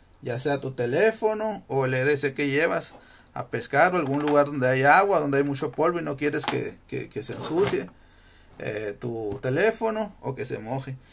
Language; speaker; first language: Spanish; native; Spanish